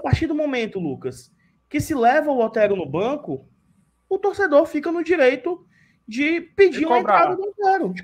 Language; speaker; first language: Portuguese; native; Portuguese